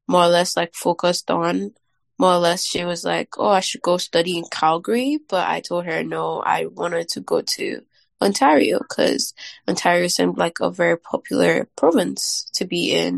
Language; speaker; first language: English; non-native, local second language; Yoruba